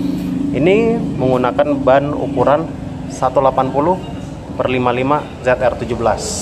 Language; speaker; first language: Indonesian; native; Indonesian